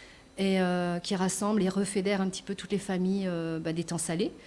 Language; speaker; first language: French; native; French